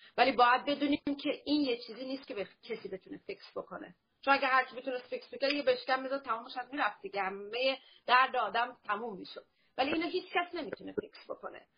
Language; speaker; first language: Persian; early bilingual, heritage; Persian